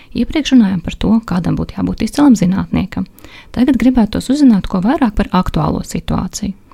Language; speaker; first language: Latvian; native; Latvian